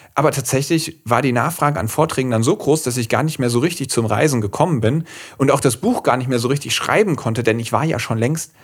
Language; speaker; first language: German; native; German